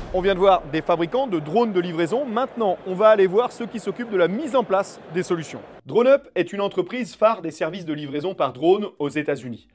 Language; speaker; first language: French; native; French